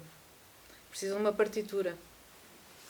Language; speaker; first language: Portuguese; native; Portuguese